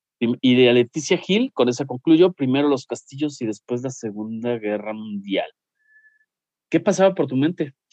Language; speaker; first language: Spanish; native; Spanish